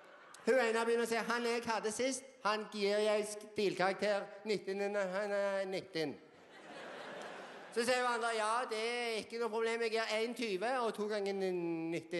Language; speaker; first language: Norwegian; native; Norwegian